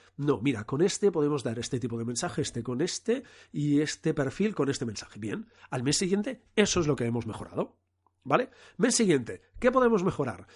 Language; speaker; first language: Spanish; non-native, local second language; Catalan